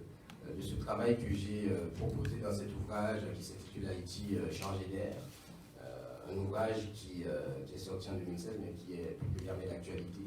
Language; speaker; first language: French; non-native, local second language; Haitian Creole